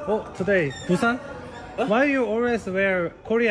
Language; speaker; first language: English; non-native, learner; Korean